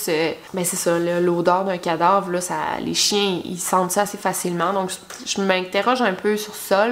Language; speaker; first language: French; native; French